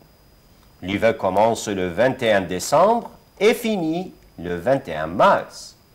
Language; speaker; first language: French; non-native, fluent; Arabic